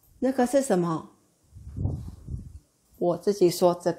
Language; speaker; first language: Chinese; non-native, fluent; Japanese